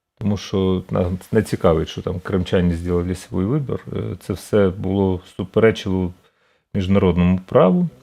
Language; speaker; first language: Ukrainian; native; Ukrainian